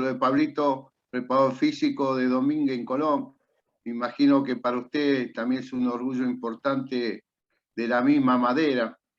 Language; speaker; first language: Spanish; native; Spanish